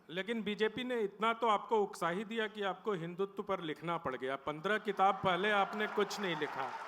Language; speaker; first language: Hindi; native; Hindi